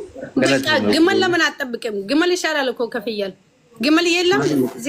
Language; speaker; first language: Amharic; non-native, local second language; Oromo